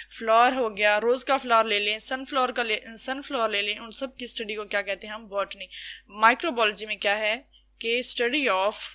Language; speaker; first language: Urdu; native; Urdu